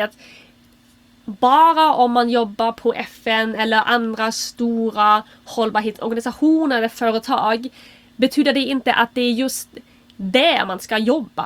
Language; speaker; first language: Swedish; non-native, fluent; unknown